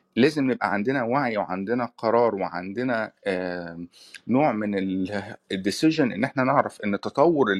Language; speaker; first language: Arabic; native; Arabic